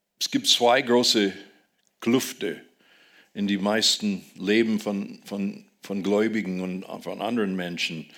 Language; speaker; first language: German; non-native, fluent; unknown